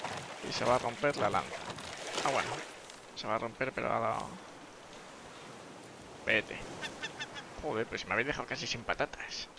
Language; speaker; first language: Spanish; native; Spanish